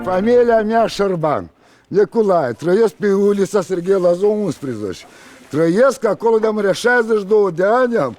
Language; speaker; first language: Romanian; non-native, local second language; Romany